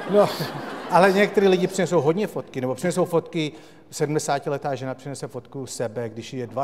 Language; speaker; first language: Czech; early bilingual, heritage; Czech